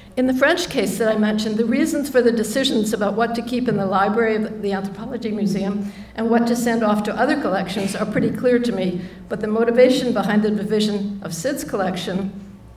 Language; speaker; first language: English; native; English